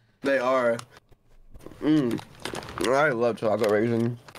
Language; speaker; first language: English; native; English